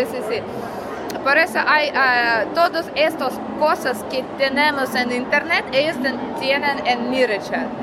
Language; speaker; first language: Spanish; non-native, learner; Russian